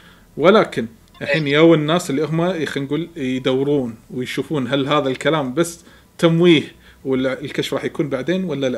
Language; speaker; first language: Arabic; native; Arabic